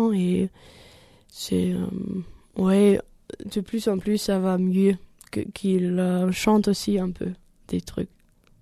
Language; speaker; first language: French; non-native, learner; German